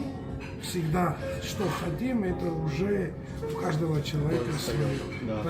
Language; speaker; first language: Russian; non-native, fluent; Georgian